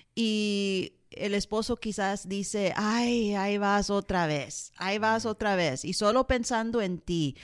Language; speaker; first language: Spanish; early bilingual, heritage; Spanish